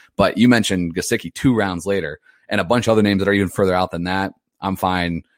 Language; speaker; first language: English; native; English